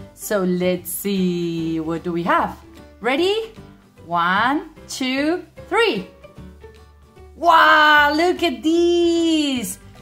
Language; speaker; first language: English; non-native, fluent; Spanish